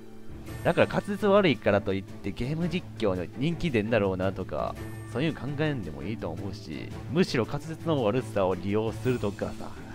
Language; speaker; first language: Japanese; native; Japanese